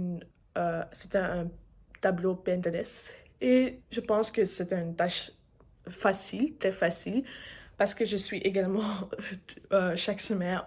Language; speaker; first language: French; non-native, learner; English